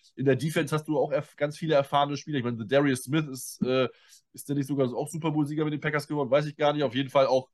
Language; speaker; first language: German; native; German